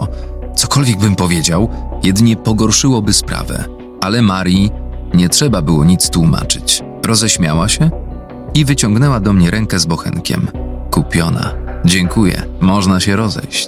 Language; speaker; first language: Polish; native; Polish